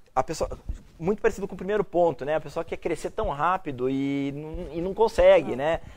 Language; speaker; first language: Portuguese; native; Portuguese